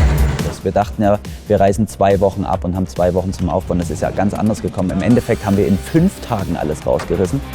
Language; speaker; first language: German; native; German